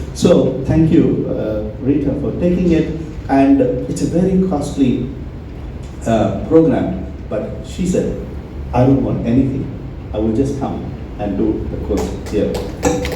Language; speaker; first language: English; non-native, local second language; Tamil